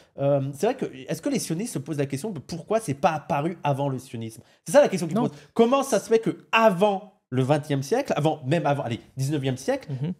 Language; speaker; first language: French; native; French